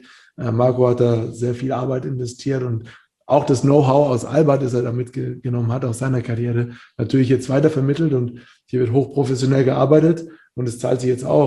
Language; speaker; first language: German; native; German